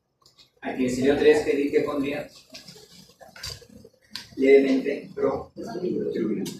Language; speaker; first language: Spanish; native; Spanish